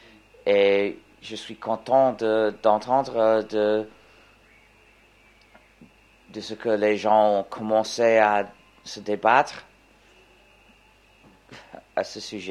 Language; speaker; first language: French; non-native, fluent; English